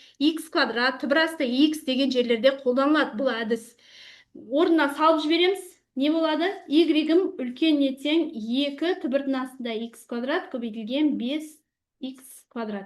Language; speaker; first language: Kazakh; native; Kazakh